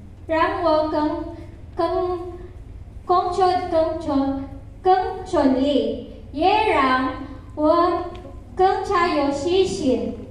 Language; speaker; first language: Chinese; non-native, learner; Filipino